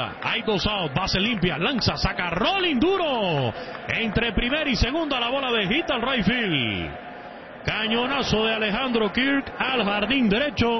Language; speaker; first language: Spanish; native; Spanish